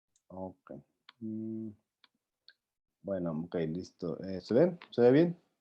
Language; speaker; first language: Spanish; native; Spanish